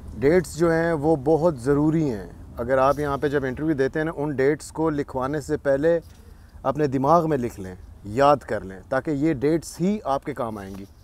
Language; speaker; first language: Urdu; non-native, local second language; Punjabi